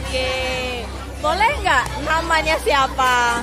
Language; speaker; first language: Indonesian; native; Indonesian